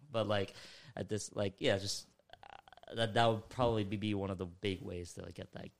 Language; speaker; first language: English; early bilingual, other home language; Filipino